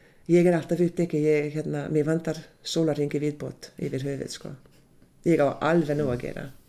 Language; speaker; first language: Icelandic; non-native, fluent; Hungarian